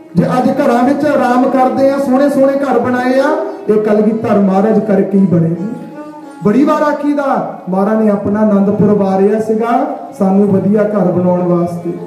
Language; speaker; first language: Punjabi; early bilingual, heritage; Punjabi